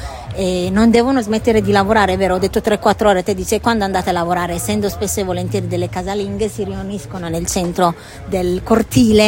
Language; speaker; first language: Italian; early bilingual, other home language; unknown